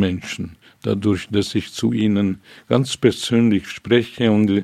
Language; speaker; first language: German; non-native, fluent; Hungarian